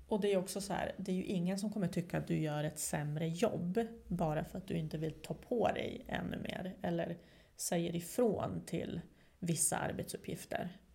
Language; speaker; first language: Swedish; non-native, fluent; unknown